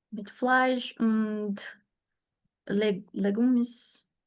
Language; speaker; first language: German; non-native, learner; Portuguese